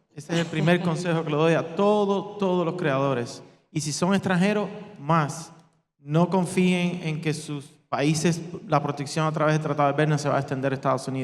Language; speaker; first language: Spanish; native; Spanish